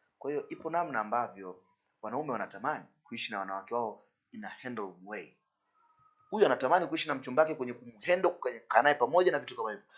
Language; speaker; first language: Swahili; native; Swahili